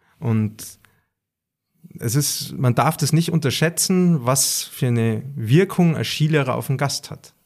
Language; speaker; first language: German; native; German